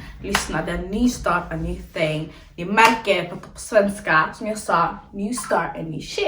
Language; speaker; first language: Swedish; early bilingual, other home language; Somali